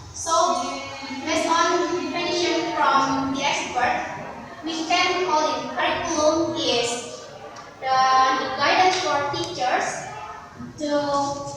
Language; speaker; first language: English; non-native, learner; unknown